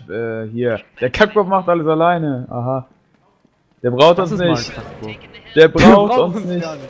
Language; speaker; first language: German; native; German